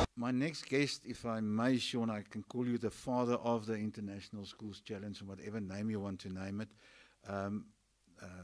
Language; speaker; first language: English; non-native, local second language; Afrikaans